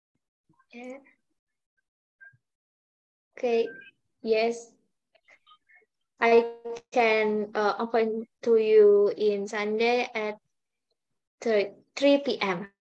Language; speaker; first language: English; non-native, learner; Indonesian